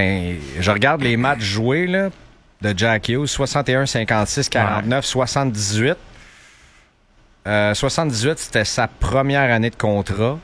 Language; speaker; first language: French; native; French